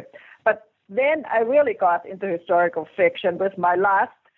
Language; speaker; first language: English; non-native, fluent; German